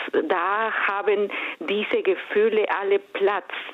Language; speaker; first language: German; non-native, fluent; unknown